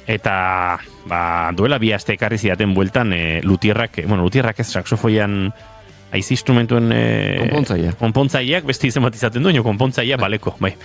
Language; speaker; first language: Basque; native; Basque